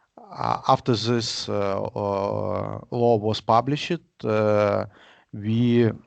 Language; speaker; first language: English; non-native, learner; Russian